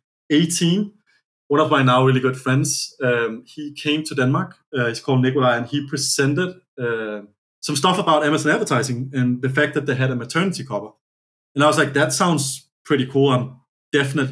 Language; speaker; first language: English; non-native, fluent; Danish